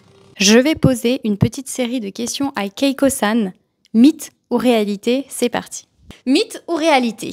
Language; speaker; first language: French; native; French